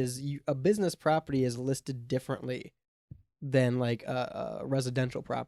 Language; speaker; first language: English; native; English